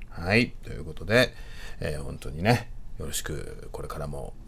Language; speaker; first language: Japanese; native; Japanese